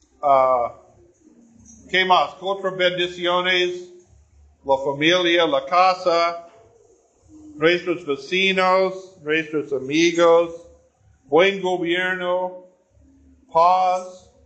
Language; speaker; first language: Spanish; non-native, learner; English